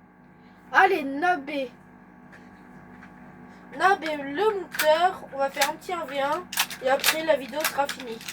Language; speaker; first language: French; native; French